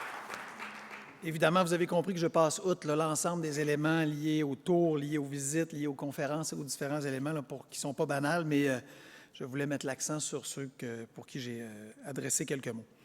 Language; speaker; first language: French; native; French